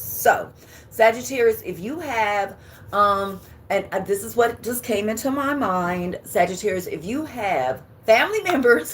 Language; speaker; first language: English; native; English